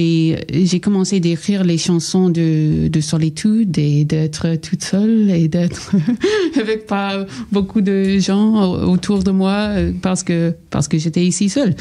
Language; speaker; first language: French; non-native, local second language; English